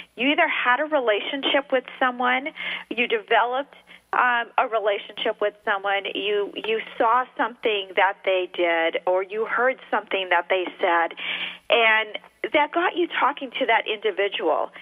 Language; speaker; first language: English; early bilingual, other home language; Spanish